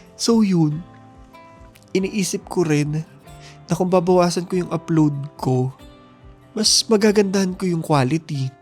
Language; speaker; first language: Filipino; native; Filipino